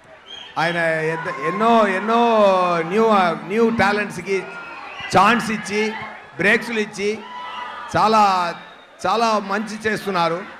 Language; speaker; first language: Telugu; non-native, learner; Tamil